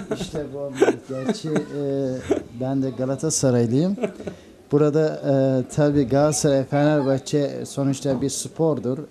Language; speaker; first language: Turkish; native; Turkish